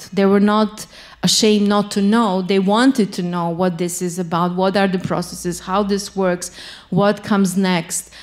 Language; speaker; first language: English; non-native, fluent; Bosnian